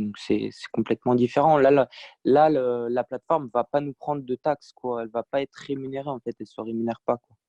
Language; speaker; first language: French; native; French